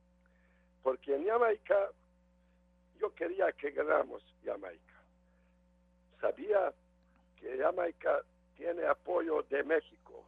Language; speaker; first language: Spanish; non-native, learner; Serbian